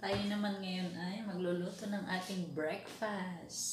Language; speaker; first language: Filipino; native; Filipino